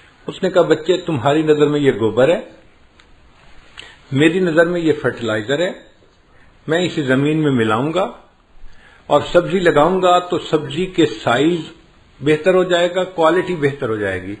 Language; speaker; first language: Urdu; native; Urdu